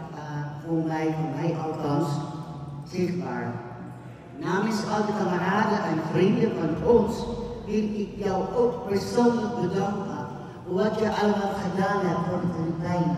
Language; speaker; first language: Dutch; non-native, fluent; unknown